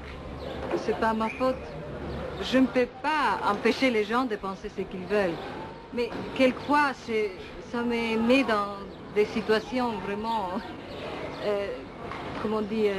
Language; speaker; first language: French; non-native, fluent; Italian